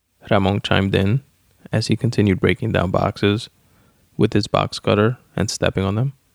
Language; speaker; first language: English; early bilingual, other home language; Spanish